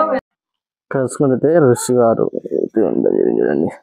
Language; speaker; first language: Telugu; native; Telugu